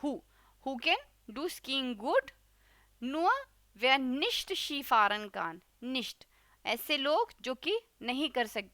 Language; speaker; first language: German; non-native, fluent; Hindi